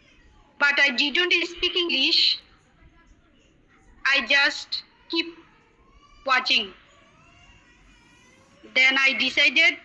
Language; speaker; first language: English; non-native, learner; Bangla